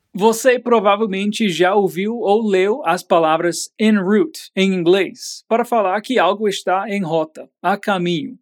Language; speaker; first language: Portuguese; native; Portuguese